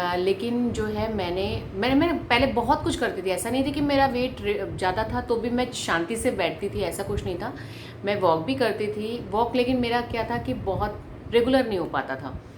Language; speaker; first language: Hindi; non-native, local second language; Malayalam